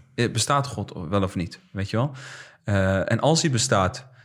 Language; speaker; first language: Dutch; native; Dutch